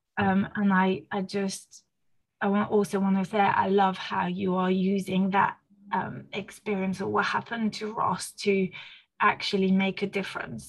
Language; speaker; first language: English; non-native, fluent; French